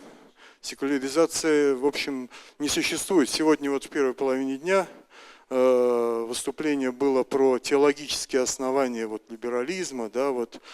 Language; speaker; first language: Russian; native; Russian